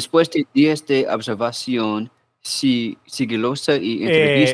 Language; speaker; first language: Spanish; non-native, learner; English